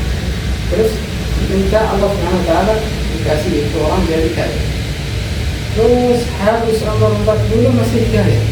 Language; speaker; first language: Indonesian; non-native, learner; Arabic